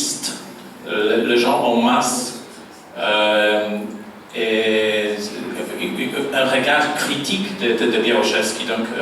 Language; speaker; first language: French; non-native, fluent; Polish